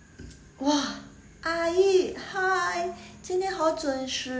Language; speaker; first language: Chinese; non-native, fluent; Indonesian